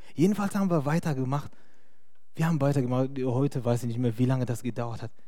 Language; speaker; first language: German; non-native, fluent; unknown